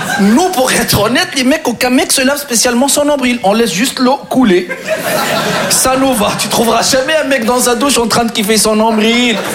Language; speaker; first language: French; non-native, local second language; Arabic